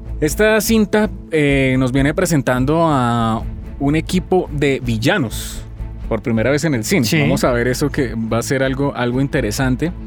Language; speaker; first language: Spanish; native; Spanish